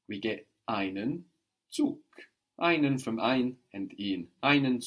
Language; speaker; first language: German; non-native, fluent; English